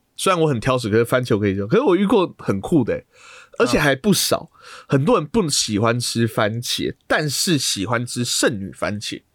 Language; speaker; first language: Chinese; native; Chinese